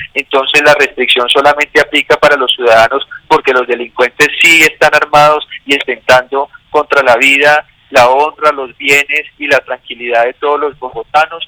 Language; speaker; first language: Spanish; native; Spanish